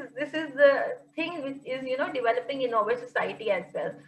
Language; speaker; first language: English; non-native, local second language; Urdu